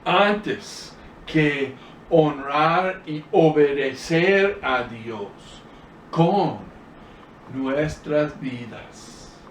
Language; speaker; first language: Spanish; non-native, fluent; English